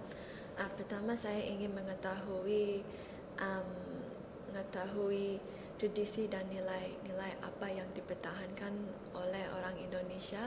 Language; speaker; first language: Indonesian; early bilingual, heritage; Indonesian